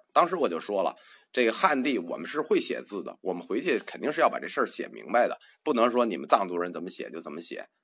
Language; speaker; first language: Chinese; native; Chinese